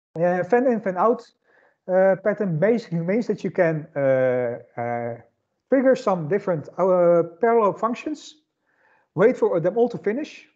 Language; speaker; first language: English; non-native, fluent; Dutch